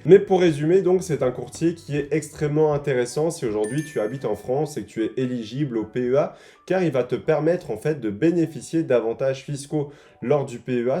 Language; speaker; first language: French; native; French